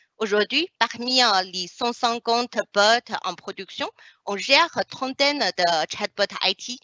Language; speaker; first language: French; non-native, fluent; Chinese